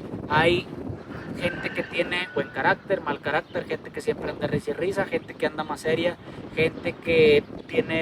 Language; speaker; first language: Spanish; native; Spanish